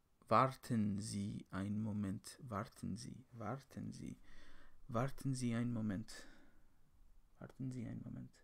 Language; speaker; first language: German; non-native, learner; English